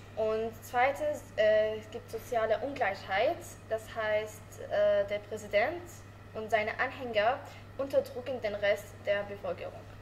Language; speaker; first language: German; non-native, learner; Arabic